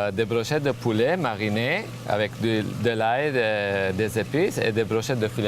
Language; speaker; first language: French; non-native, fluent; Armenian